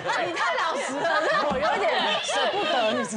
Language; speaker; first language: Chinese; native; Chinese